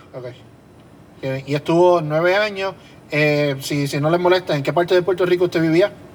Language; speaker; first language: Spanish; native; Spanish